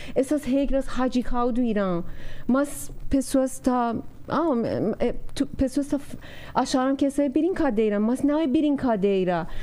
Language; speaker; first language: Portuguese; non-native, learner; Persian